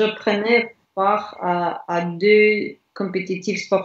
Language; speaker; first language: French; non-native, learner; Russian